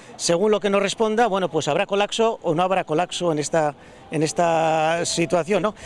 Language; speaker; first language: Spanish; native; Spanish